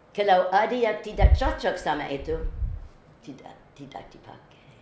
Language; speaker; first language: Indonesian; non-native, fluent; English